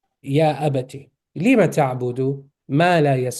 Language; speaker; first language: Arabic; non-native, fluent; English